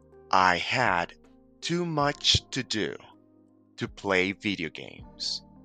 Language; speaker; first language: English; non-native, fluent; Spanish